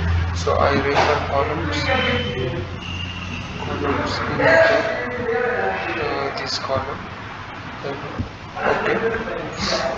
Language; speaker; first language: English; non-native, learner; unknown